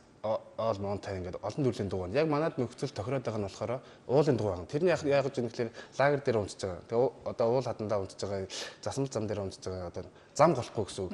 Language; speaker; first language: Mongolian; native; Mongolian